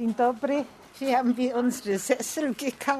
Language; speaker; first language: German; non-native, fluent; Polish